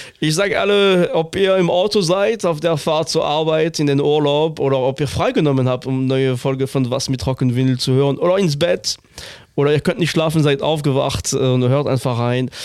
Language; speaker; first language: German; non-native, fluent; French